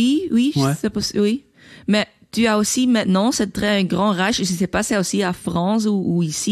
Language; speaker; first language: French; non-native, learner; Dutch